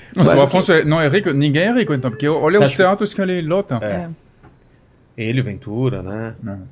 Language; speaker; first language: Portuguese; non-native, fluent; French